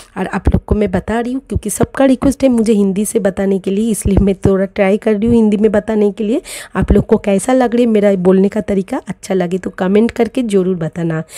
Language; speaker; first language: Hindi; non-native, local second language; Bangla